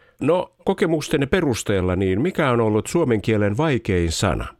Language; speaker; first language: Finnish; native; Finnish